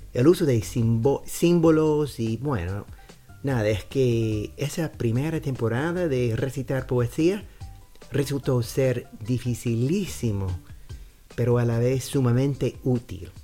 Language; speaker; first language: Spanish; non-native, fluent; English